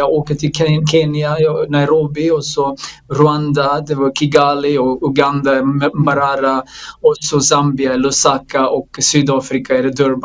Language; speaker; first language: Swedish; non-native, fluent; Croatian